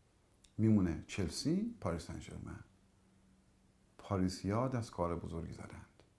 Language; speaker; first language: Persian; native; Persian